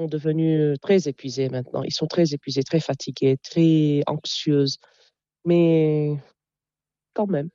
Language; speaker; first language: French; non-native, local second language; Arabic